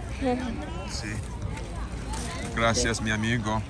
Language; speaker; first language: Spanish; non-native, learner; English